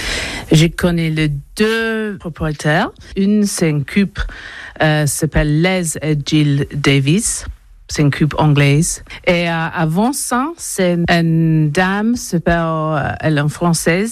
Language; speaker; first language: French; non-native, learner; English